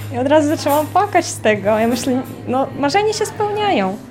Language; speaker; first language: Polish; non-native, fluent; Russian